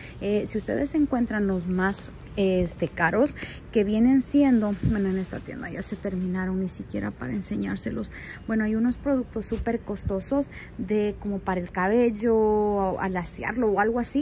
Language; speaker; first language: Spanish; native; Spanish